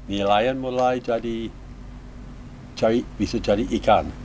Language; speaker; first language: Indonesian; non-native, learner; English